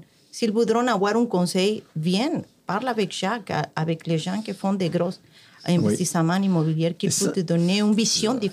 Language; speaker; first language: French; non-native, fluent; Spanish